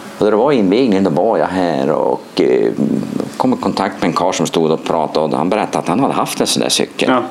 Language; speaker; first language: Swedish; native; Swedish